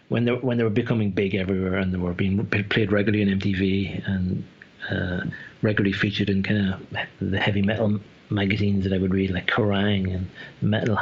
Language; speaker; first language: English; native; English